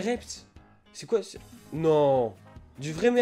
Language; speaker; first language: French; native; French